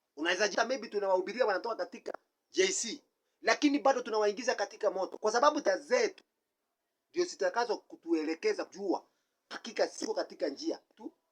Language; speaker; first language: Swahili; non-native, local second language; Kikuyu